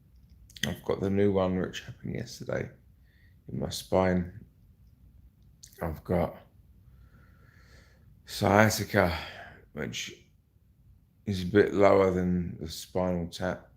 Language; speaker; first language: English; native; English